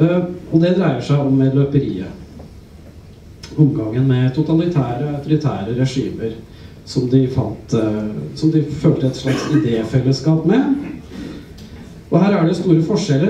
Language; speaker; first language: Norwegian; native; Norwegian